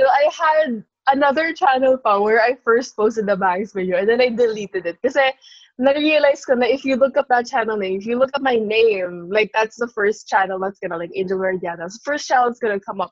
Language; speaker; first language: English; non-native, local second language; Filipino